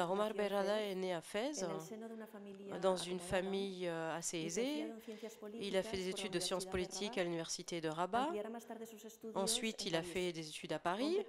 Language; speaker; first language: French; non-native, fluent; Spanish